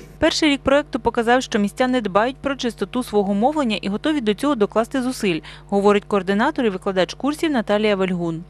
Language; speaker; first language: Ukrainian; native; Ukrainian